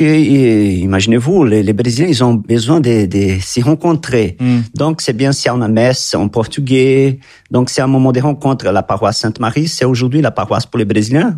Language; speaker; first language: French; non-native, fluent; Portuguese